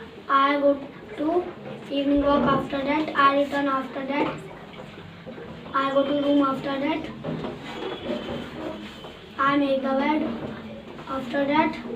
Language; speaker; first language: English; non-native, learner; Hindi